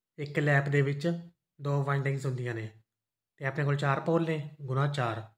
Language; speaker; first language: Hindi; non-native, local second language; Punjabi